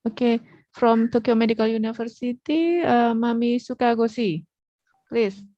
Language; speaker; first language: English; non-native, learner; Indonesian